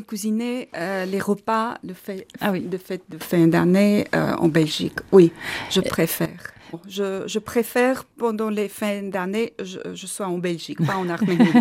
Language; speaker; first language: French; non-native, learner; Armenian